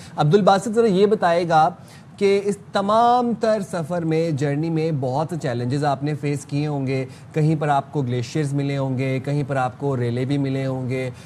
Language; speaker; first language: Urdu; native; Urdu